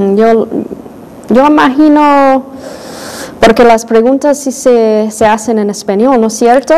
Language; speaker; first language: Spanish; non-native, fluent; English